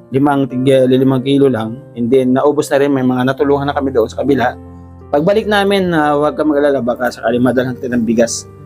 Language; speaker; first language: Filipino; non-native, local second language; Waray